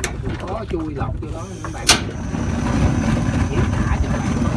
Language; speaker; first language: Vietnamese; native; Vietnamese